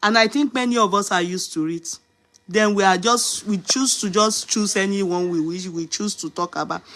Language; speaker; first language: English; non-native, local second language; Yoruba